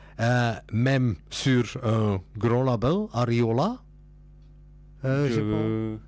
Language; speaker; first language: French; non-native, local second language; Dutch